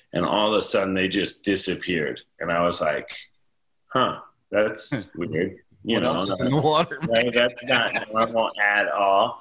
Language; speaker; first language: English; native; English